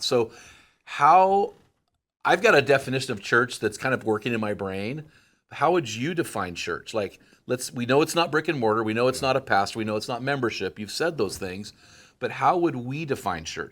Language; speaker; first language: English; native; English